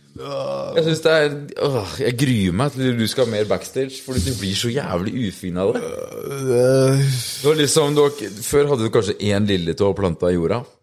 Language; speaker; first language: Norwegian; native; Norwegian